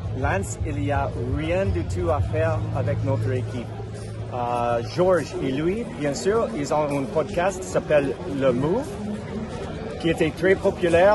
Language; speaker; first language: French; non-native, fluent; English